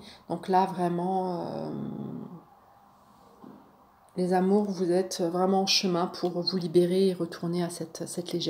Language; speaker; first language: French; native; French